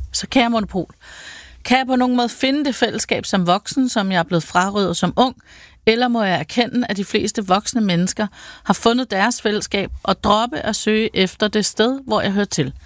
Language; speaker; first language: Danish; native; Danish